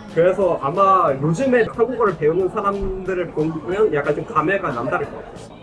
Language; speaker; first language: Korean; native; Korean